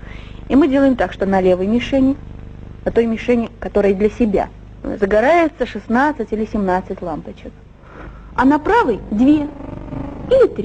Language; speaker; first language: Russian; native; Russian